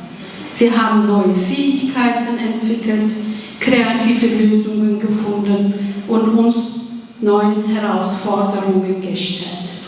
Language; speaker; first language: German; non-native, fluent; Kurdish